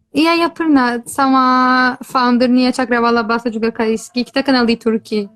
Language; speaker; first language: Indonesian; non-native, fluent; Turkish